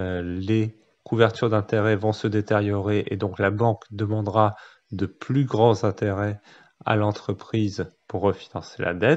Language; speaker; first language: French; native; French